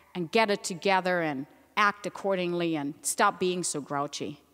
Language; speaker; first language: English; non-native, fluent; German